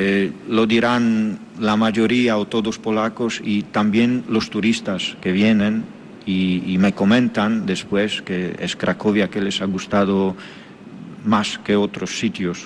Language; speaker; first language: Spanish; non-native, fluent; Polish